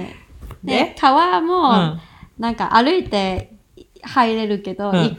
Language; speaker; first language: Japanese; non-native, fluent; Cantonese